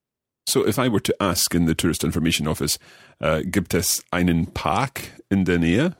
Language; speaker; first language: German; non-native, learner; English